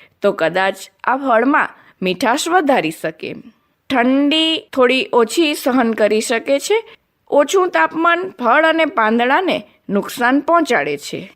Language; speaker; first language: Gujarati; non-native, local second language; Kachhi